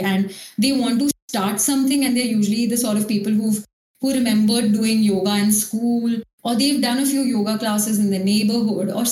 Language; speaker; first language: English; non-native, local second language; Hindi